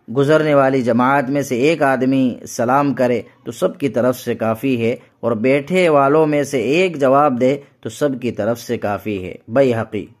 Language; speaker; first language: Urdu; native; Urdu